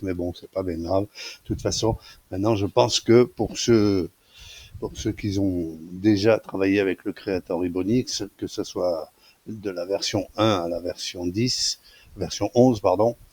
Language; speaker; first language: French; native; French